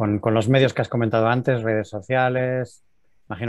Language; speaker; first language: Spanish; native; Spanish